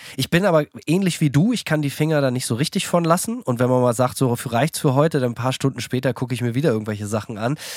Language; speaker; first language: German; native; German